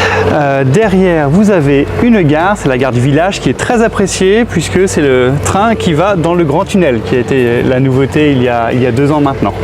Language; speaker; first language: French; native; French